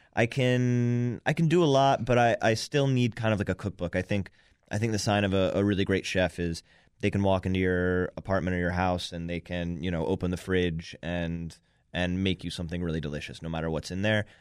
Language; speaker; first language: English; native; English